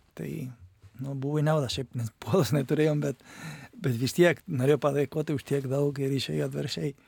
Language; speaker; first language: Lithuanian; non-native, fluent; Spanish